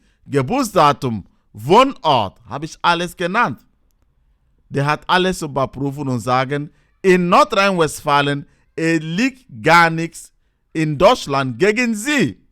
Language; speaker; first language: German; non-native, learner; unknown